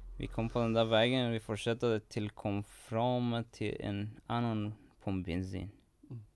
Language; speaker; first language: Swedish; non-native, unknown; Persian